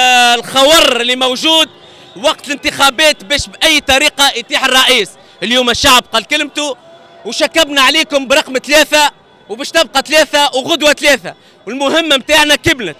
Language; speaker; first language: Arabic; native; Arabic